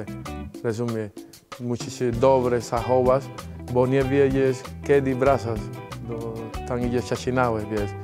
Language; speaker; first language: Polish; non-native, fluent; Spanish